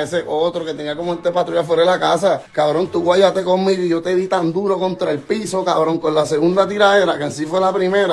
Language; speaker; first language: Spanish; native; Spanish